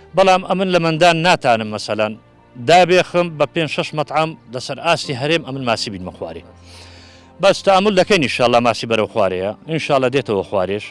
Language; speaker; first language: Central Kurdish; native; Central Kurdish